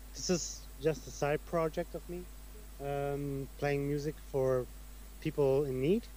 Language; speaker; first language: English; non-native, fluent; Italian